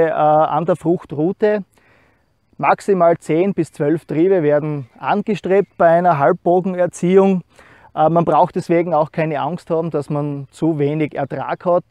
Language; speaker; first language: German; native; German